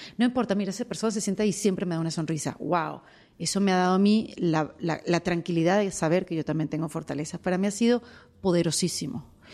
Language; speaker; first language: Spanish; native; Spanish